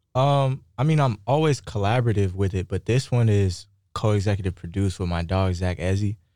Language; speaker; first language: English; native; English